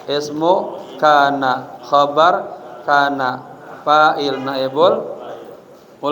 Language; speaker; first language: Arabic; non-native, fluent; Indonesian